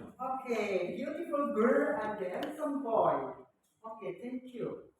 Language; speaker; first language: English; non-native, learner; Indonesian